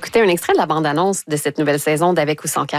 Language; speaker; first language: French; native; French